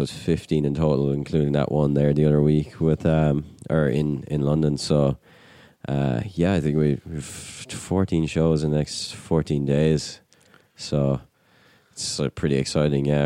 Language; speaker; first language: English; native; English